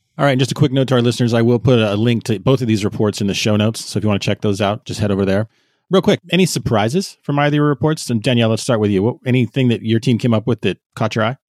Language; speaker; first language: English; native; English